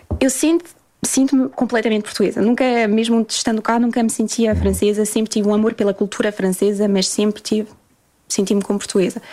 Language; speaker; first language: Portuguese; early bilingual, heritage; Portuguese